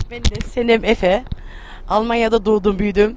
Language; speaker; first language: Turkish; early bilingual, heritage; Turkish